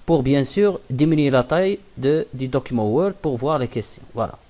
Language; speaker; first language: French; non-native, local second language; Arabic